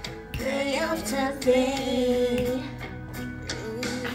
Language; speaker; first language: English; non-native, learner; Indonesian